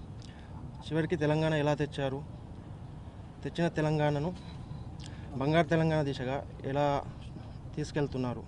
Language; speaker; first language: Telugu; native; Telugu